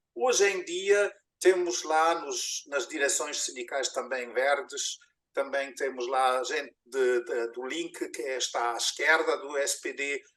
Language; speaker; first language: Portuguese; non-native, fluent; German